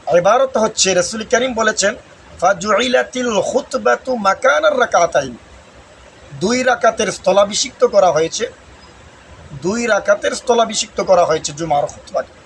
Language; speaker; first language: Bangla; non-native, local second language; Sylheti